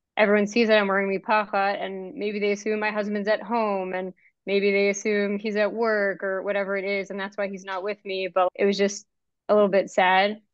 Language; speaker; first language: English; native; English